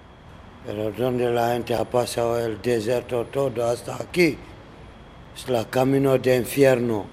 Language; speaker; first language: Spanish; non-native, learner; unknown